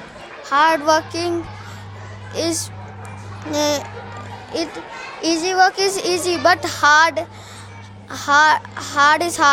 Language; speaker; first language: English; non-native, learner; Hindi